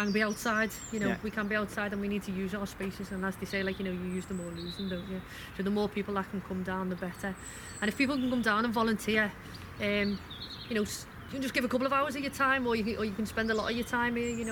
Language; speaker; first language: English; native; English